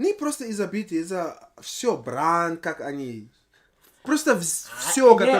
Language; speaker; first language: Russian; non-native, learner; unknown